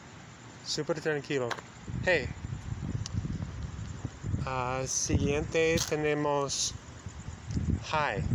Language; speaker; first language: Spanish; non-native, fluent; English